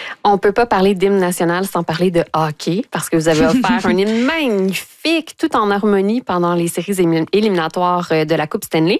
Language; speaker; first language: French; native; French